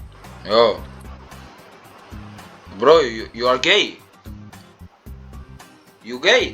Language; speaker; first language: English; non-native, learner; Arabic